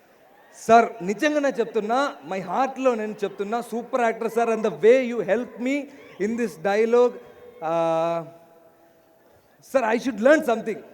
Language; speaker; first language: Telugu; non-native, learner; Malayalam